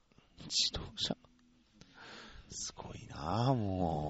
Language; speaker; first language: Japanese; native; Japanese